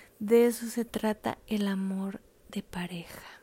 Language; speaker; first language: Spanish; native; Spanish